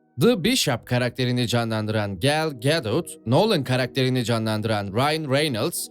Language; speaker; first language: Turkish; native; Turkish